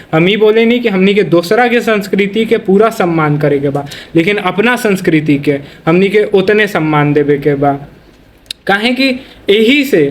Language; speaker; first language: Bhojpuri; non-native, local second language; Hindi